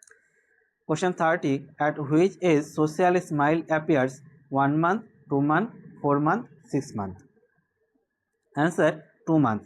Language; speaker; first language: English; non-native, local second language; Bangla